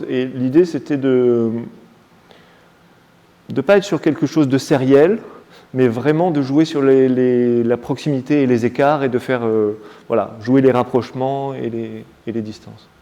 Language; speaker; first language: French; native; French